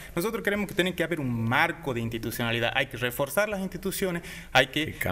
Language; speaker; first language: Spanish; native; Spanish